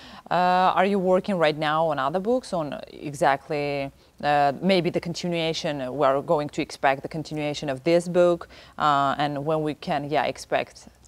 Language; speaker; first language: English; non-native, learner; Armenian